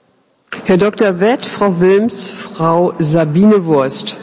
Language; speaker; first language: German; native; German